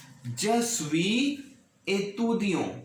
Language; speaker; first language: French; non-native, learner; Hindi